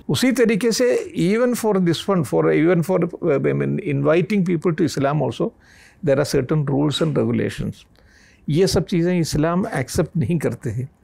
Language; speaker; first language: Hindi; non-native, local second language; Malayalam